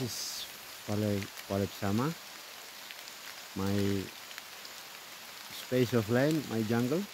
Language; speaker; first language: English; non-native, learner; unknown